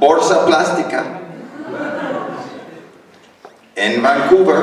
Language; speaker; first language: Spanish; non-native, learner; English